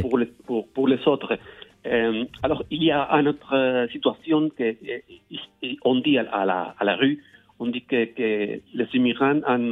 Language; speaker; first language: French; non-native, learner; Spanish